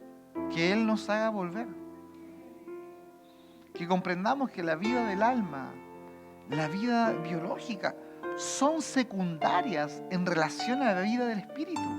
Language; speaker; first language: Spanish; native; Spanish